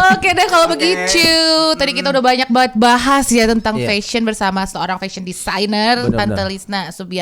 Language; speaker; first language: Indonesian; native; Indonesian